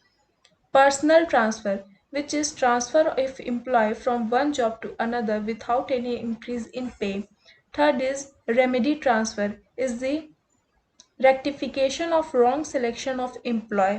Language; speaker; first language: English; non-native, local second language; Hindi